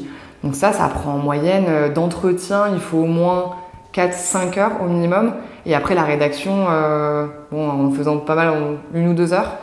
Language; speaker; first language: French; native; French